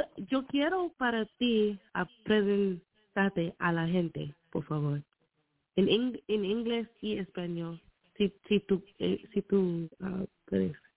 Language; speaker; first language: Spanish; non-native, learner; English